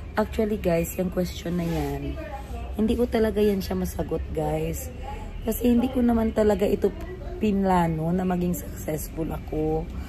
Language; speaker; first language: Filipino; non-native, local second language; Cebuano